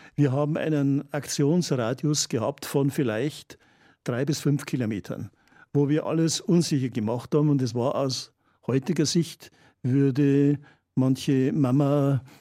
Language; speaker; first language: German; native; German